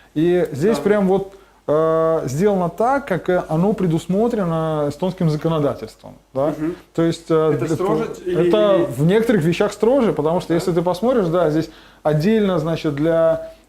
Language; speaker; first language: Russian; native; Russian